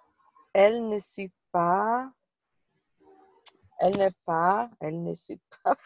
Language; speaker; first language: French; non-native, learner; Portuguese